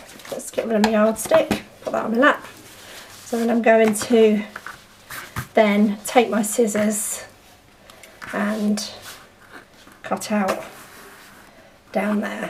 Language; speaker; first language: English; native; English